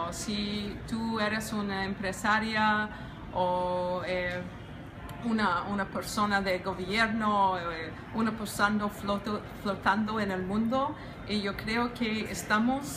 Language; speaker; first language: Spanish; non-native, learner; English